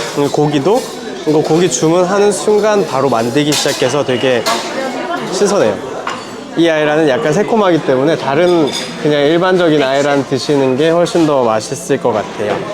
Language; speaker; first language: Korean; native; Korean